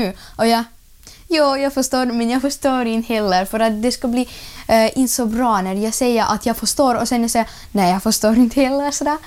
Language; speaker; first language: Swedish; non-native, learner; Ukrainian